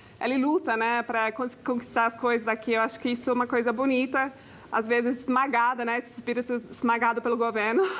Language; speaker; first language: Portuguese; non-native, fluent; English